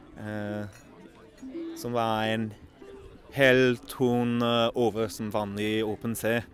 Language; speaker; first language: Norwegian; non-native, learner; English